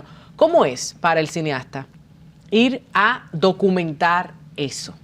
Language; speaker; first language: Spanish; native; Spanish